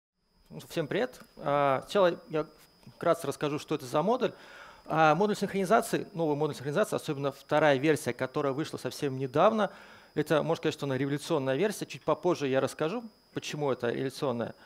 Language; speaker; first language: Russian; native; Russian